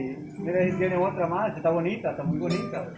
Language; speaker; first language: Spanish; native; Spanish